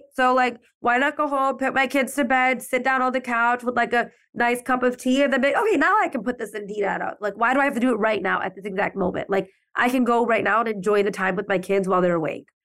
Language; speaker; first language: English; native; English